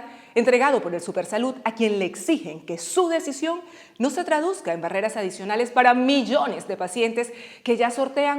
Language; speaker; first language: Spanish; native; Spanish